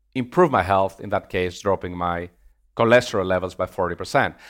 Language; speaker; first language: English; non-native, fluent; Greek